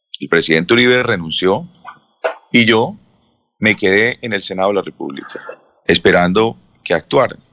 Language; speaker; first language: Spanish; native; Spanish